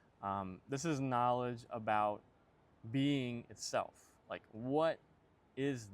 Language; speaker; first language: English; native; English